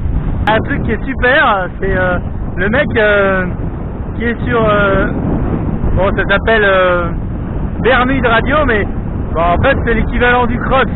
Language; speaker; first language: French; native; French